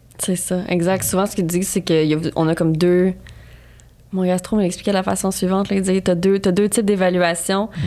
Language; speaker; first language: French; native; French